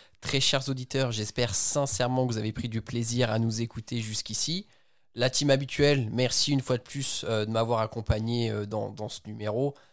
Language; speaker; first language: French; native; French